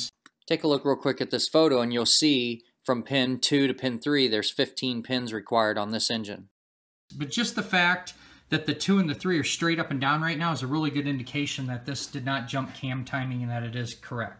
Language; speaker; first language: English; native; English